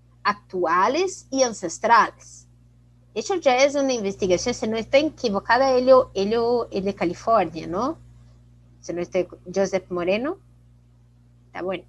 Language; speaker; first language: Spanish; non-native, fluent; Portuguese